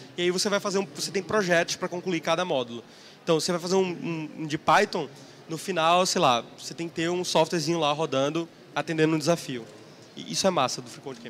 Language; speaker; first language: Portuguese; native; Portuguese